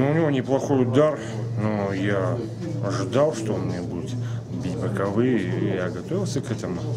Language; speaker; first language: Russian; native; Russian